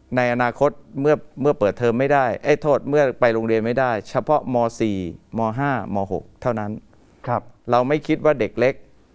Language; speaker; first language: Thai; native; Thai